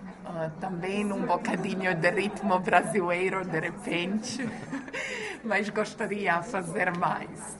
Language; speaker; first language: Portuguese; non-native, fluent; Croatian